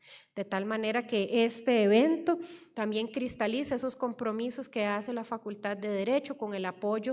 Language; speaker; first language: Spanish; native; Spanish